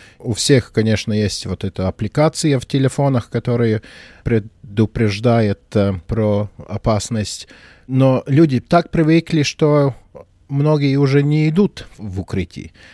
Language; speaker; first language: Russian; non-native, local second language; Latvian